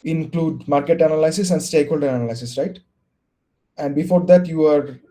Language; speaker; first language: English; non-native, local second language; Bangla